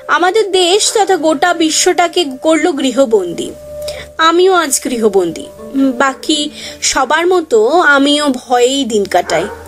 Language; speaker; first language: Bangla; native; Bangla